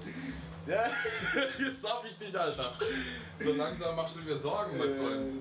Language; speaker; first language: German; native; German